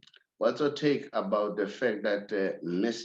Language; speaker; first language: English; non-native, local second language; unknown